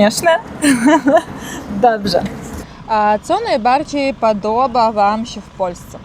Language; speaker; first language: Polish; non-native, learner; Russian